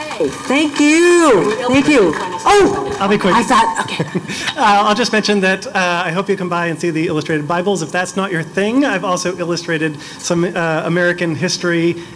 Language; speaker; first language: English; native; English